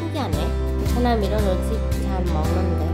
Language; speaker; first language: Korean; non-native, learner; Vietnamese